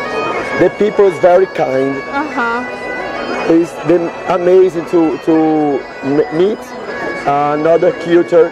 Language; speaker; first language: English; non-native, learner; Portuguese